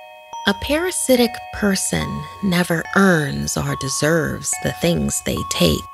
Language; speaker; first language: English; native; English